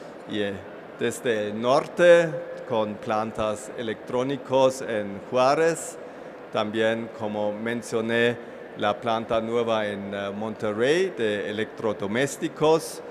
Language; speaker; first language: Spanish; non-native, fluent; German